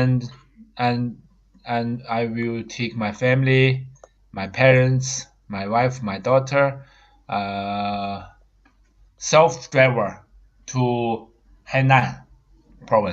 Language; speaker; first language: English; non-native, learner; Chinese